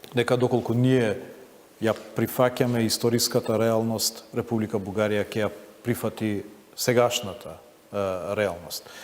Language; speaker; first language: Macedonian; non-native, local second language; Albanian